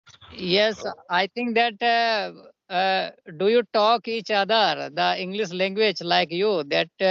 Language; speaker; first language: English; non-native, learner; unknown